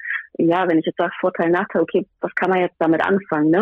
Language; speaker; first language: German; native; German